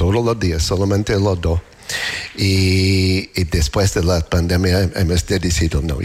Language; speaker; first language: Spanish; non-native, learner; English